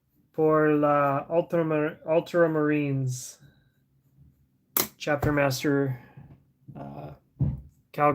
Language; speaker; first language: Spanish; non-native, learner; English